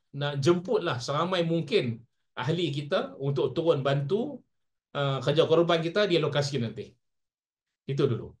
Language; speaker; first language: Malay; native; Malay